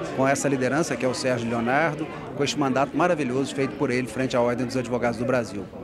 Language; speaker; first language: Portuguese; native; Portuguese